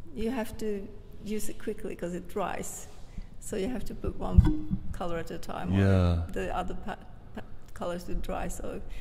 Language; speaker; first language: English; non-native, fluent; Norwegian